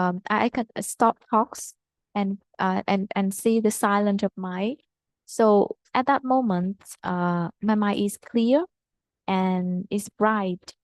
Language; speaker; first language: English; non-native, learner; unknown